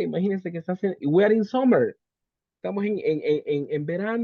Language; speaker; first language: Spanish; native; Spanish